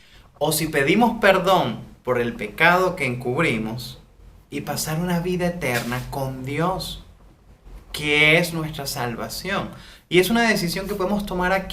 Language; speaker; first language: Spanish; native; Spanish